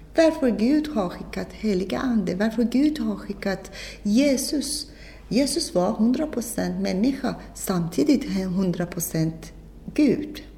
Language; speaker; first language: Swedish; non-native, fluent; Persian